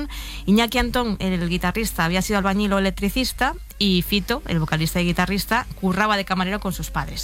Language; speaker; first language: Spanish; native; Spanish